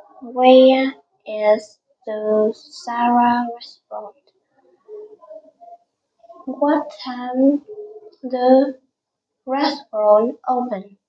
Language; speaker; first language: English; non-native, learner; Vietnamese